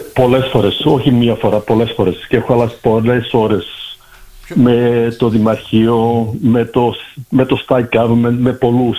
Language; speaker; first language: Greek; early bilingual, heritage; Greek